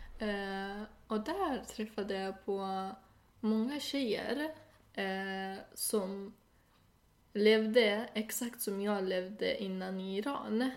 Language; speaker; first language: Swedish; non-native, fluent; Persian